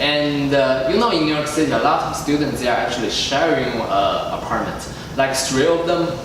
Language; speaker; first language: English; non-native, fluent; Chinese